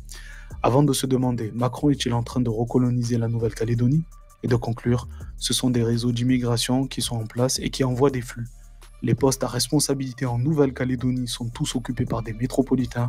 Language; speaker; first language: French; native; French